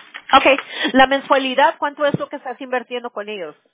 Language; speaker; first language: Spanish; early bilingual, other home language; English